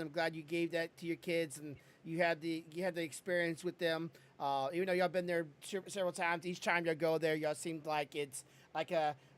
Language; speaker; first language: English; native; English